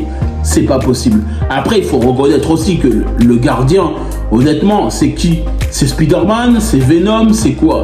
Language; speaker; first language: French; native; French